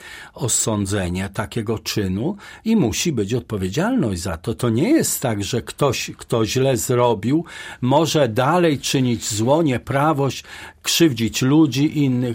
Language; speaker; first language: Polish; native; Polish